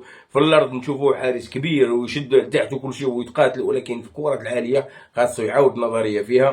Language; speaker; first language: Arabic; native; Arabic